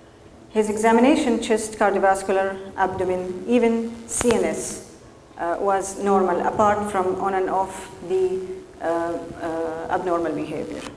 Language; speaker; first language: English; non-native, fluent; Arabic